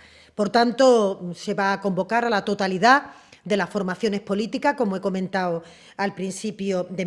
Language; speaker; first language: Spanish; native; Spanish